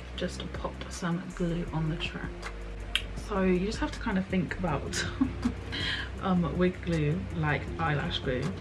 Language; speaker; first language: English; native; English